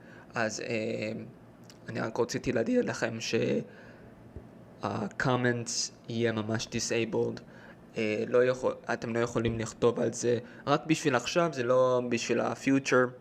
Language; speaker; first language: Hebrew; early bilingual, heritage; Hebrew